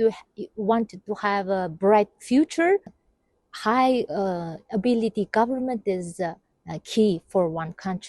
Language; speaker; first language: English; non-native, fluent; Kazakh